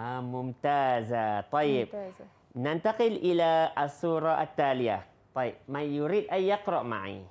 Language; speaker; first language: Arabic; non-native, fluent; Malay